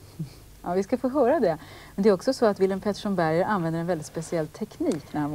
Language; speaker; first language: Swedish; native; Swedish